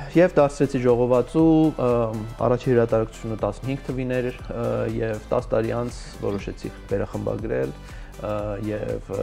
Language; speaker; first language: Armenian; early bilingual, heritage; Armenian